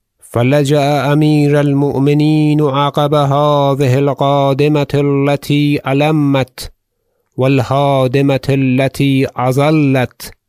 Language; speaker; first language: Arabic; non-native, fluent; Persian